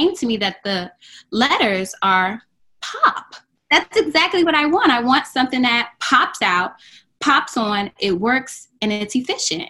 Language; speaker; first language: English; native; English